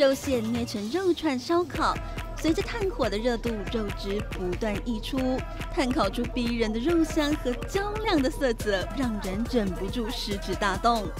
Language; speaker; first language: Chinese; native; Chinese